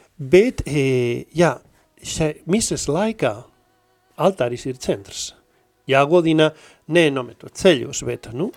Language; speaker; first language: Latvian; non-native, fluent; Spanish